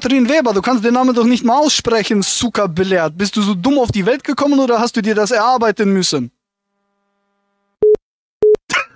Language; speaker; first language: German; native; German